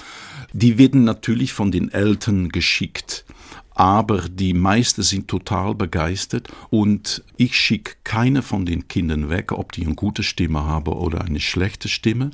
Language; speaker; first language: German; non-native, fluent; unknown